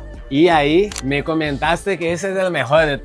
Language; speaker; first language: Spanish; non-native, fluent; Portuguese